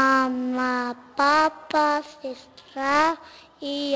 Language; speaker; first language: Russian; non-native, learner; Armenian